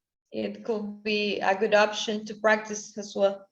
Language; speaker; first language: English; non-native, learner; Spanish